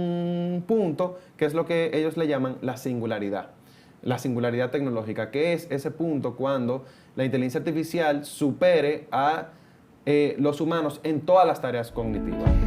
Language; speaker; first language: Spanish; native; Spanish